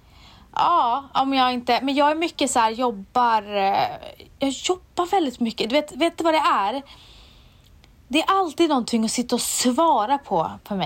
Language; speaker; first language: Swedish; native; Swedish